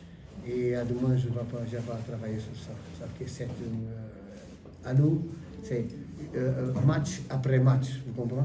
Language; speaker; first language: French; non-native, learner; Portuguese